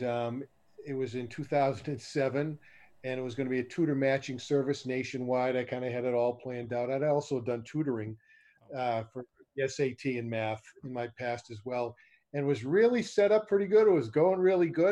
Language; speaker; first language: English; native; English